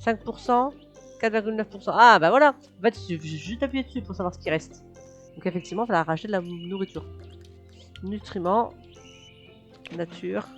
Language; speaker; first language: French; native; French